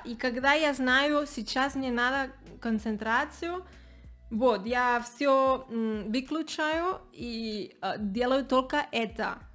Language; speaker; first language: Russian; non-native, learner; Spanish